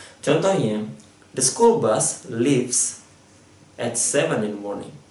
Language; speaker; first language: English; non-native, fluent; Indonesian